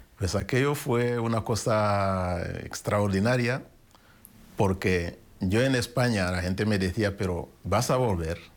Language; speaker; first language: Spanish; non-native, fluent; Kinyarwanda